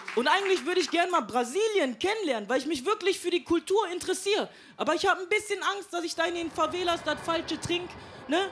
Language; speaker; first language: German; native; German